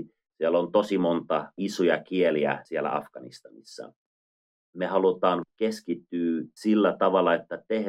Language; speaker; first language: Finnish; non-native, fluent; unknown